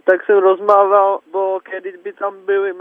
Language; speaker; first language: Polish; non-native, learner; Czech